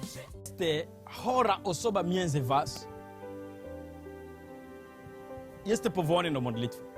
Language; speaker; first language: Polish; non-native, learner; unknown